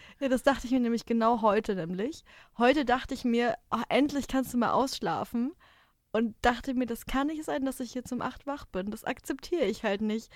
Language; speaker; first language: German; native; German